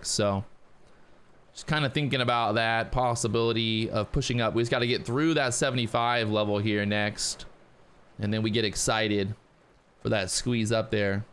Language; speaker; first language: English; native; English